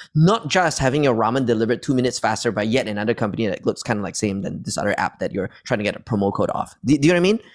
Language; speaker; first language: English; non-native, local second language; Chinese